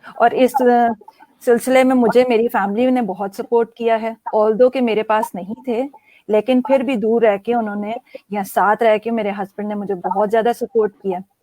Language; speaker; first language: Urdu; native; Urdu